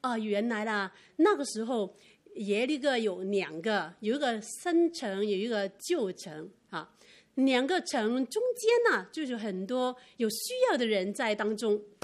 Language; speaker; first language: Chinese; non-native, local second language; Cantonese